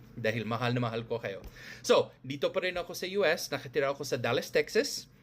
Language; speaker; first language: Filipino; non-native, fluent; English